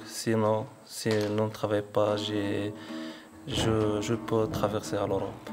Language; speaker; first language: French; non-native, local second language; Arabic